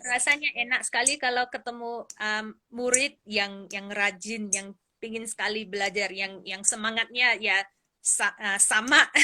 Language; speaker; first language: Indonesian; non-native, fluent; English